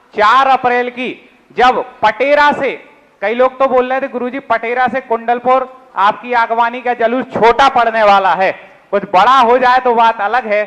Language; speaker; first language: Hindi; native; Hindi